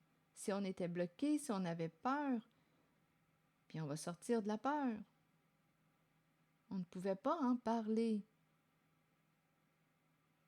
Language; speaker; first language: French; native; French